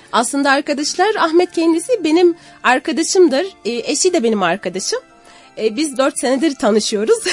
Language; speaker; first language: Turkish; non-native, fluent; Arabic